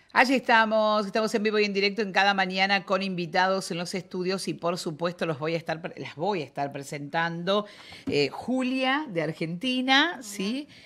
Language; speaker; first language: Spanish; native; Spanish